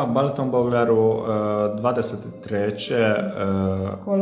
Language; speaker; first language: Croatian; non-native, local second language; Hungarian